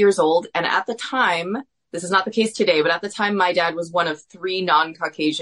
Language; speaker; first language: English; native; English